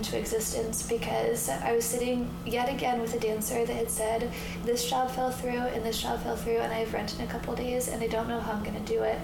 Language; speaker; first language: English; native; English